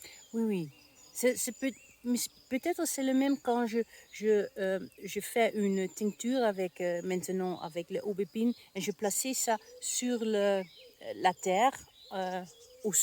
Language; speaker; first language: French; non-native, learner; Dutch